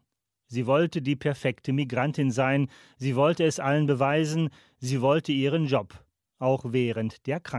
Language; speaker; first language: German; native; German